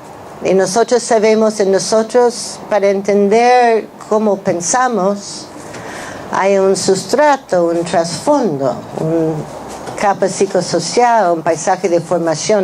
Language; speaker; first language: Spanish; non-native, fluent; English